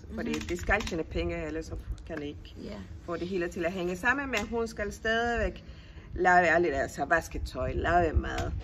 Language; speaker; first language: Danish; non-native, fluent; Spanish